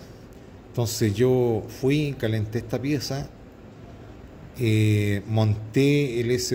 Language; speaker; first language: Spanish; native; Spanish